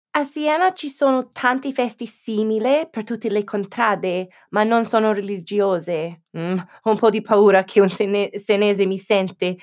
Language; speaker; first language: Italian; non-native, fluent; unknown